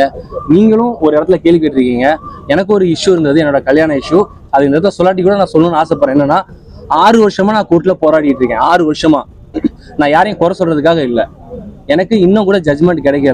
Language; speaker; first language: Tamil; native; Tamil